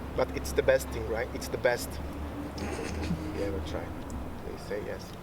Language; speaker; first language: English; non-native, learner; Turkish